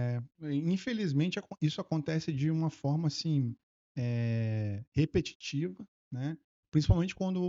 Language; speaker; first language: Portuguese; native; Portuguese